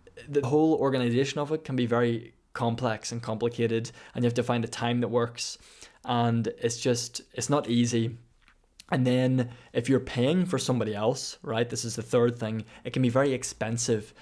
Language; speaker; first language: English; native; English